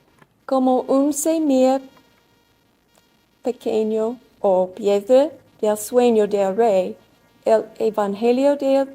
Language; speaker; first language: Spanish; non-native, learner; English